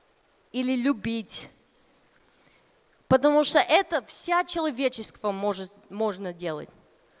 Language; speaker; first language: Russian; non-native, fluent; English